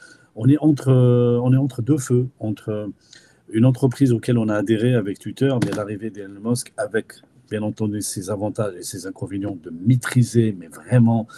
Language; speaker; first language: French; native; French